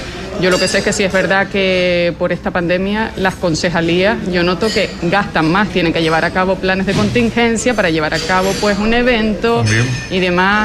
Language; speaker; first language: Spanish; native; Spanish